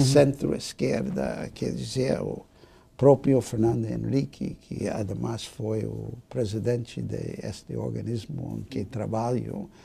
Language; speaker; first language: Portuguese; non-native, fluent; English